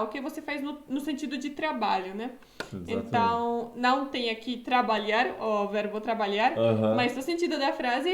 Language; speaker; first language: Portuguese; non-native, fluent; Polish